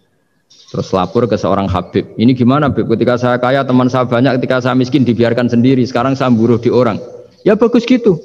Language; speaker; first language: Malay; non-native, local second language; Javanese